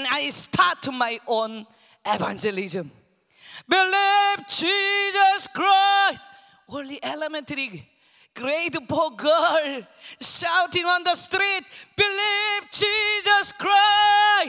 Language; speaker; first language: English; non-native, learner; Korean